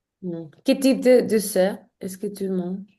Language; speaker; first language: French; non-native, learner; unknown